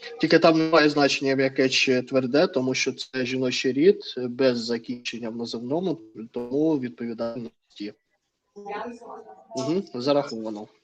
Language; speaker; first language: Ukrainian; non-native, learner; Russian